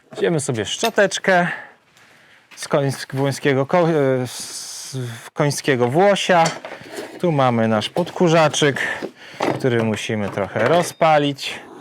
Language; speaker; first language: Polish; native; Polish